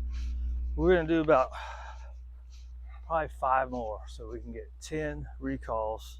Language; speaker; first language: English; native; English